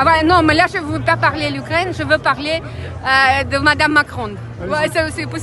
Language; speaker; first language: French; non-native, fluent; Russian